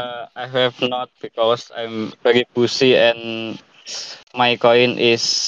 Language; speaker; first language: English; non-native, learner; Indonesian